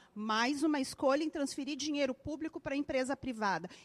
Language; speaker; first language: Portuguese; native; Portuguese